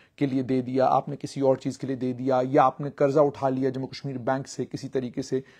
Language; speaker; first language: Hindi; non-native, local second language; Kashmiri